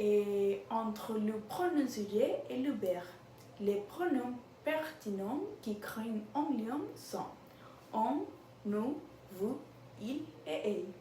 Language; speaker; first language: French; non-native, learner; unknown